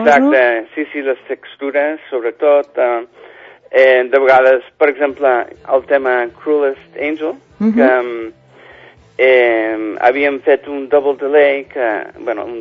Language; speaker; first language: Catalan; non-native, fluent; English